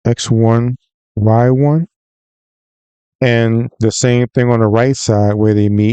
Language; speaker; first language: English; native; English